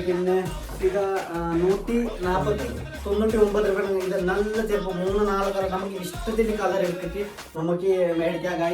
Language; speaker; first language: Malayalam; non-native, fluent; Nepali